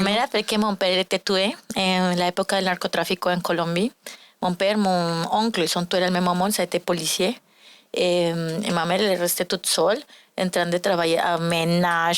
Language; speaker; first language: French; non-native, learner; Spanish